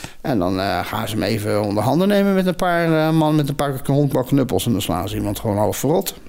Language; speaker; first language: Dutch; native; Dutch